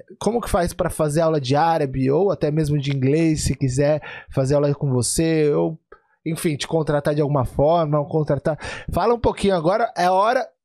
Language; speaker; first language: Portuguese; native; Portuguese